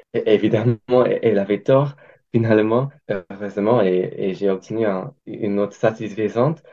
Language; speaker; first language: French; non-native, fluent; English